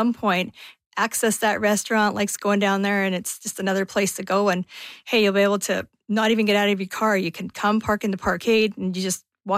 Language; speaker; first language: English; native; English